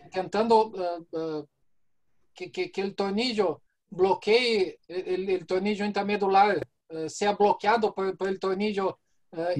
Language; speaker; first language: Spanish; non-native, fluent; Portuguese